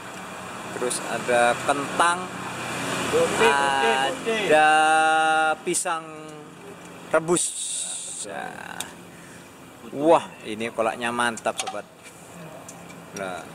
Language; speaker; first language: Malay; non-native, local second language; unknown